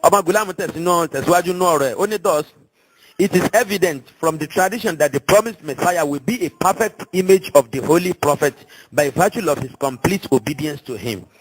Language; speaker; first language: English; non-native, local second language; Yoruba